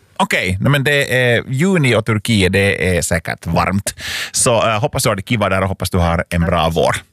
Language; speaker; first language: Swedish; native; Swedish